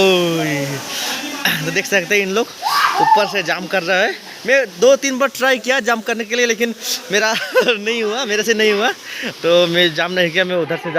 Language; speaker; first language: Hindi; non-native, local second language; Nepali